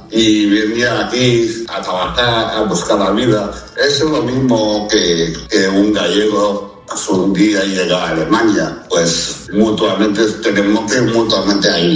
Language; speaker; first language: Spanish; non-native, fluent; Chinese